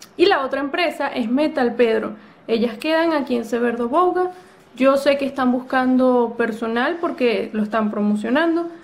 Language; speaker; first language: Spanish; native; Spanish